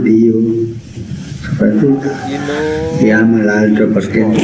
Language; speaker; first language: Italian; early bilingual, heritage; Spanish